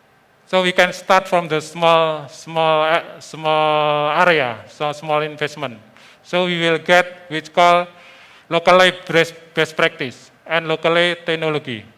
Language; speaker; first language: English; non-native, fluent; Indonesian